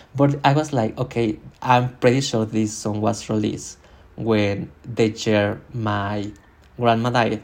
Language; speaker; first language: English; non-native, fluent; Spanish